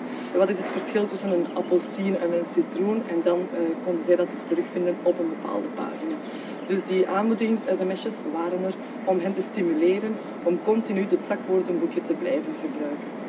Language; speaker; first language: Dutch; native; Dutch